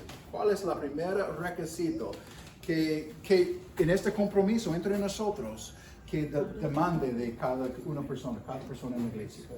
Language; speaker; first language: Spanish; non-native, fluent; English